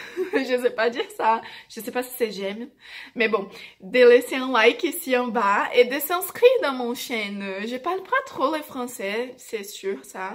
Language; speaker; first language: French; non-native, fluent; Portuguese